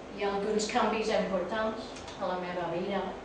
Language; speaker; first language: Catalan; non-native, learner; English